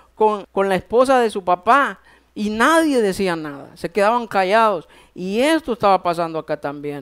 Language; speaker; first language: Spanish; native; Spanish